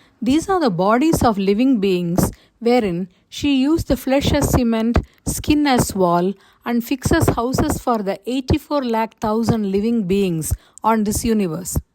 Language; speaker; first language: English; non-native, local second language; Tamil